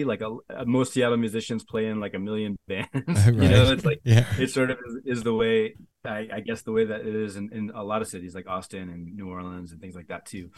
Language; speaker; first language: English; native; English